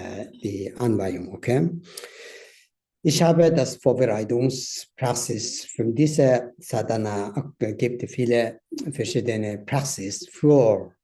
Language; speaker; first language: German; non-native, learner; Tibetan